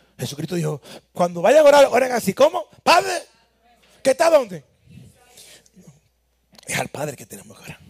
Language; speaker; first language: Spanish; native; Spanish